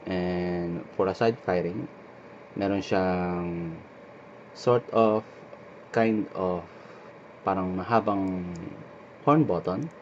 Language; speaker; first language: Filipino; native; Filipino